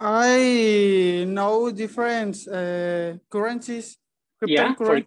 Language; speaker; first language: English; non-native, learner; Spanish